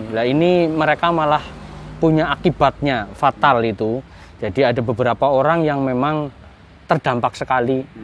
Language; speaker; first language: Indonesian; native; Indonesian